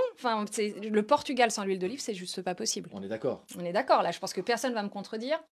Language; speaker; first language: French; native; French